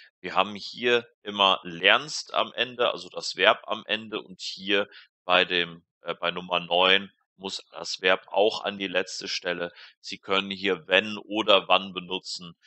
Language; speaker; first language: German; native; German